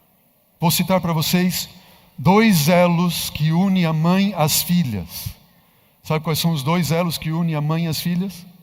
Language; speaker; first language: Portuguese; native; Portuguese